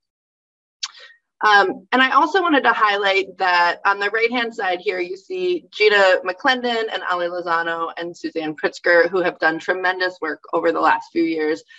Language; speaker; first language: English; native; English